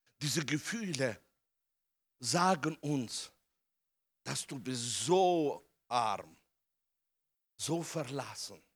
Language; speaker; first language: German; non-native, fluent; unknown